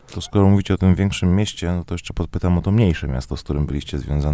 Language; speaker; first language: Polish; native; Polish